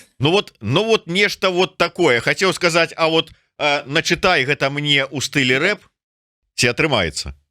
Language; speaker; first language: Belarusian; non-native, local second language; Russian